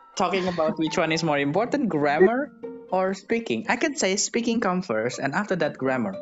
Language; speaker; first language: English; non-native, fluent; Indonesian